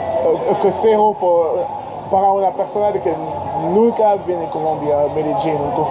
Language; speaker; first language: Spanish; non-native, learner; English